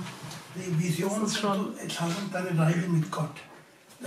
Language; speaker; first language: German; non-native, learner; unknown